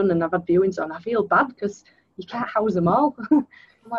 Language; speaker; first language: English; native; English